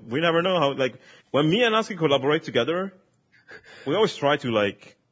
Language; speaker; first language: English; non-native, fluent; Italian